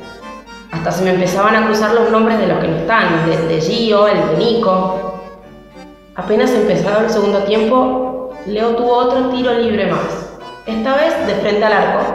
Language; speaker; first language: Spanish; native; Spanish